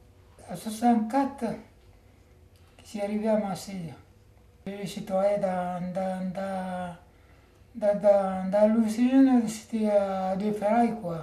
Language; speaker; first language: French; non-native, learner; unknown